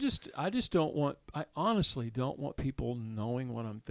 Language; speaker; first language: English; native; English